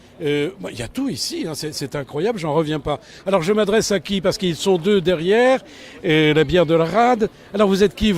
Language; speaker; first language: French; native; French